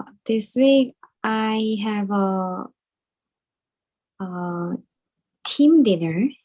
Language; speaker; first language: English; non-native, learner; Korean